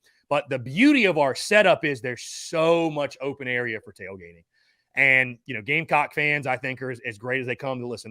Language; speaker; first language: English; native; English